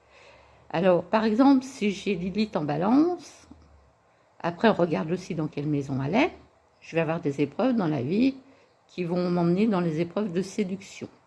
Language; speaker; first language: French; native; French